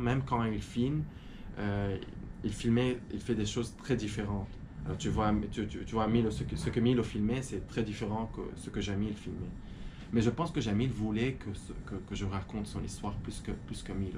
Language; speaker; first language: French; non-native, fluent; Arabic